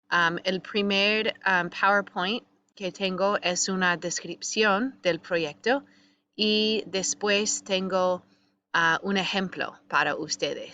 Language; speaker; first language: Spanish; non-native, fluent; English